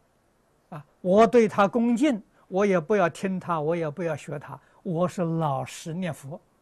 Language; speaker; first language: Chinese; native; Chinese